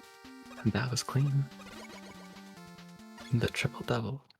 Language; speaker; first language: English; native; English